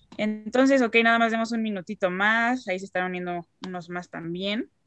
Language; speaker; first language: Spanish; native; Spanish